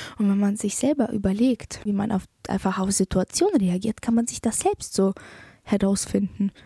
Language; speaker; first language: German; early bilingual, other home language; Polish